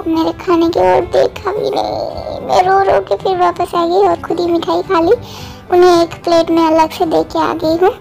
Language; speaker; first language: Hindi; non-native, local second language; Odia